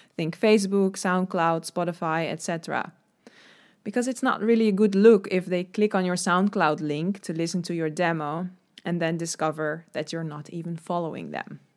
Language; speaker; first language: English; non-native, fluent; Dutch